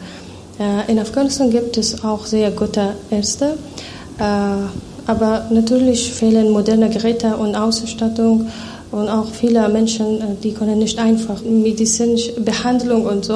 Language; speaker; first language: German; non-native, fluent; Persian